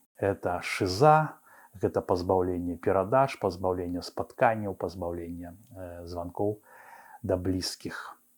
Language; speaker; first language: Belarusian; non-native, local second language; Russian